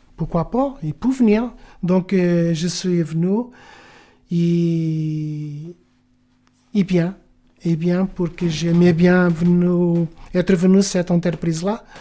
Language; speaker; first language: French; non-native, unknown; Portuguese